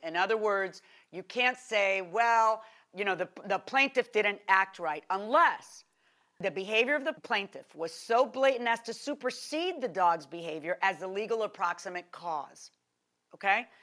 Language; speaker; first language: English; native; English